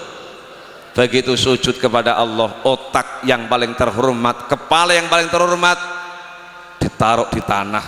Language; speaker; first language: Indonesian; non-native, local second language; Javanese